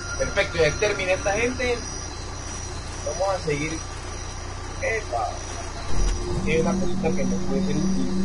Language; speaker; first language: Spanish; native; Spanish